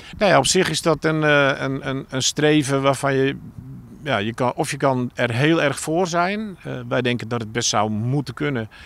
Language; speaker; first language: Dutch; native; Dutch